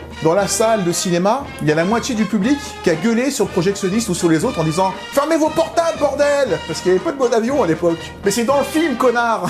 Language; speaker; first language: French; native; French